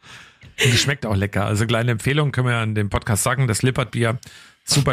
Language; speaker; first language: German; native; German